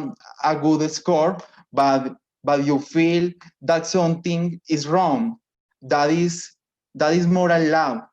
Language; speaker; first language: English; non-native, learner; Spanish